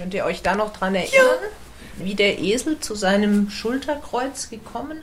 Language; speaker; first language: German; native; German